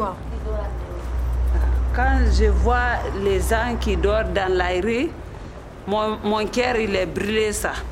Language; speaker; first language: French; non-native, learner; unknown